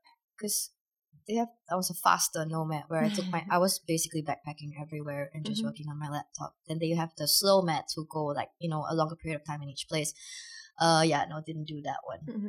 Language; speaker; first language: English; native; English